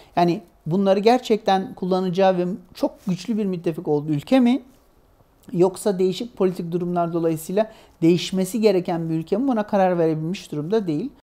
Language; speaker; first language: Turkish; native; Turkish